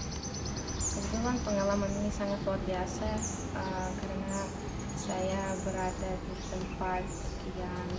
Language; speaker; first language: Indonesian; non-native, fluent; Russian